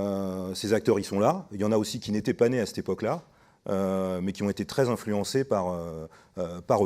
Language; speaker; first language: French; native; French